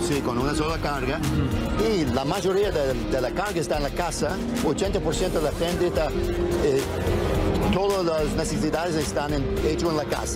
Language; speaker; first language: Spanish; non-native, fluent; English